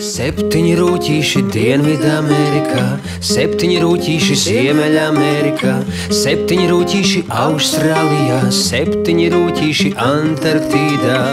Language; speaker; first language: Latvian; native; Latvian